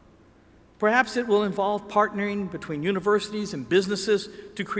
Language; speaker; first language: English; native; English